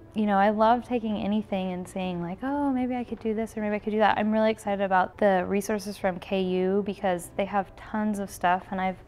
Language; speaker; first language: English; native; English